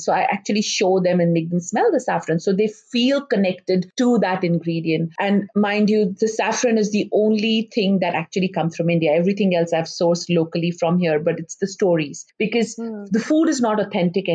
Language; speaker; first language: English; non-native, local second language; Hindi